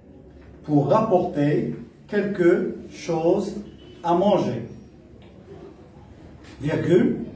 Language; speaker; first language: French; non-native, local second language; Arabic